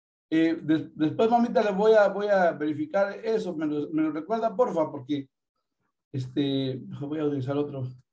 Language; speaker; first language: Spanish; native; Spanish